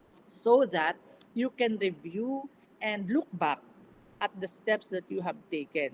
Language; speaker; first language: English; non-native, local second language; Filipino